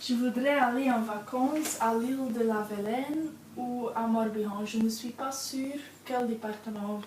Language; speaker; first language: French; non-native, learner; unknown